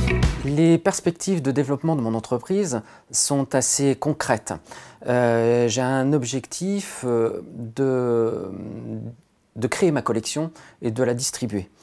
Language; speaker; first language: French; native; French